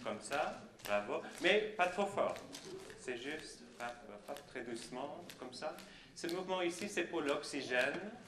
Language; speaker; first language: French; non-native, fluent; German